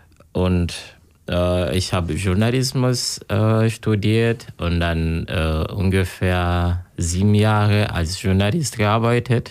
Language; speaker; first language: German; non-native, learner; Kinyarwanda